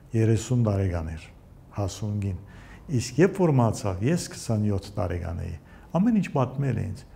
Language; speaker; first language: Armenian; early bilingual, heritage; Armenian